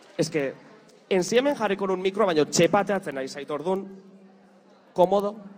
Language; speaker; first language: Basque; native; Basque